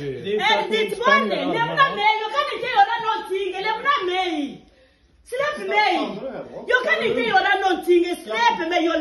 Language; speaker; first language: Swedish; non-native, learner; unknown